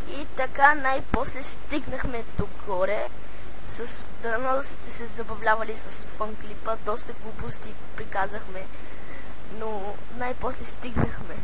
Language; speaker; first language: Bulgarian; native; Bulgarian